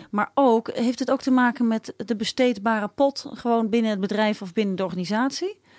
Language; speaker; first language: Dutch; native; Dutch